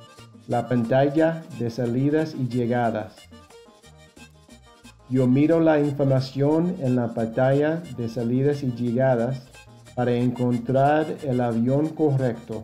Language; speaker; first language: Spanish; non-native, fluent; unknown